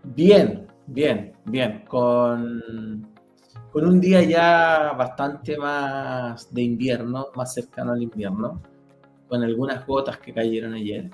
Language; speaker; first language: Spanish; native; Spanish